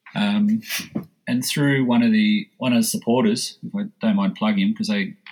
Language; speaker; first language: English; native; English